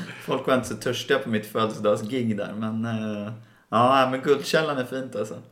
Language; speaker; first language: Swedish; native; Swedish